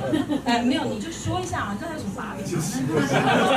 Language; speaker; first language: Chinese; native; Chinese